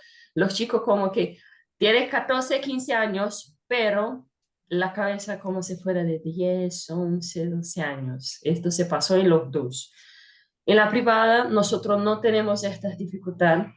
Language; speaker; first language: Spanish; non-native, fluent; Portuguese